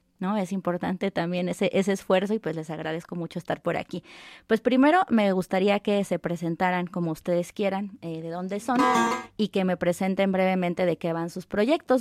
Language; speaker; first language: Spanish; native; Spanish